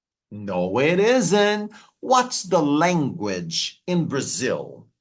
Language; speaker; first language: English; non-native, fluent; Portuguese